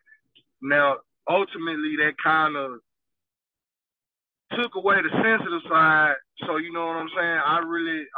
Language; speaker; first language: English; native; English